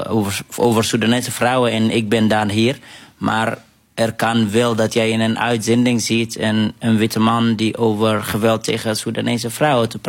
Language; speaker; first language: Dutch; non-native, fluent; Arabic